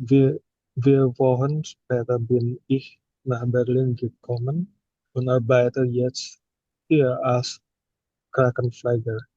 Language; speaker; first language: German; non-native, learner; Indonesian